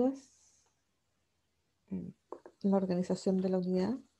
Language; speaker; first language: Spanish; native; Spanish